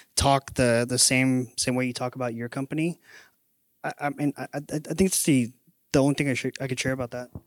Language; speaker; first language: English; native; English